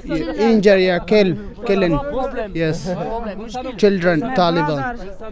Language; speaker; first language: English; non-native, learner; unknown